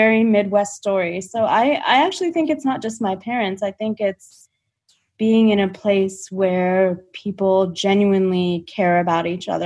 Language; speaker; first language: English; native; English